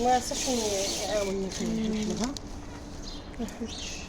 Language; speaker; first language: Arabic; native; Arabic